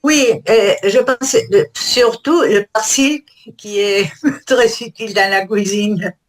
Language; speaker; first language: French; non-native, learner; Spanish